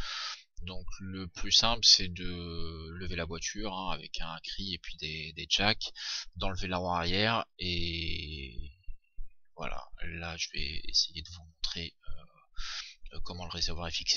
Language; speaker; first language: French; native; French